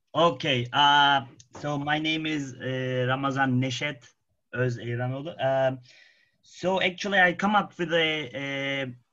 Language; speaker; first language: English; non-native, fluent; Arabic